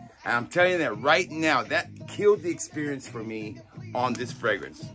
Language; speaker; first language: English; native; English